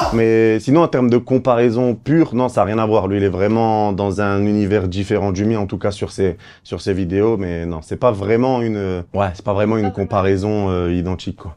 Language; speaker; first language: French; non-native, local second language; Kabyle